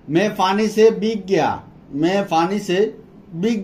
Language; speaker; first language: Hindi; non-native, fluent; Bangla